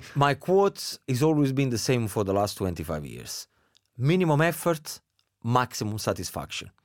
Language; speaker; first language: English; non-native, fluent; Italian